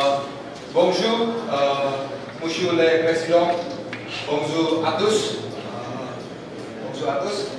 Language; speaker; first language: French; non-native, learner; Indonesian